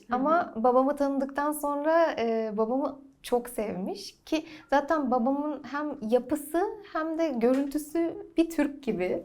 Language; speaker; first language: Turkish; early bilingual, heritage; Turkish